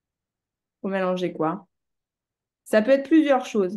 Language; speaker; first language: French; native; French